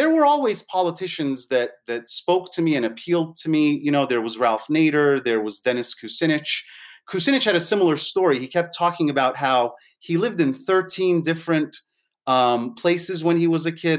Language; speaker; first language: English; native; English